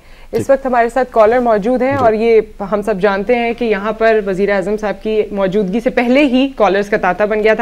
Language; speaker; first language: Urdu; native; Urdu